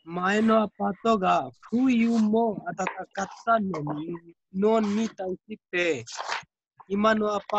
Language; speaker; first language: Japanese; non-native, learner; Hindi